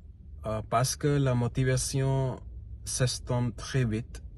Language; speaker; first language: French; non-native, learner; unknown